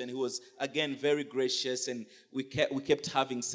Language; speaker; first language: English; non-native, local second language; Ganda